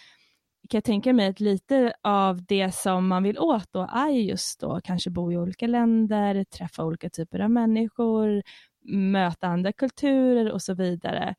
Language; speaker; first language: Swedish; native; Swedish